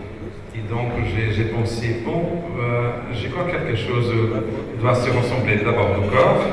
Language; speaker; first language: French; non-native, fluent; Spanish